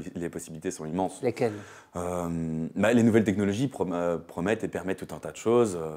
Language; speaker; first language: French; native; French